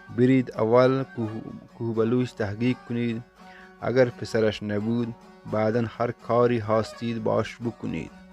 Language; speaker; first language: Persian; non-native, local second language; Baluchi